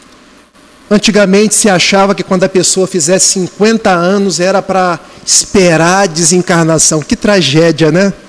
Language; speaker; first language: Portuguese; native; Portuguese